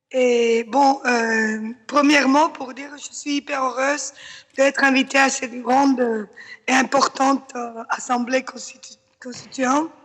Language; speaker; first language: French; non-native, fluent; Spanish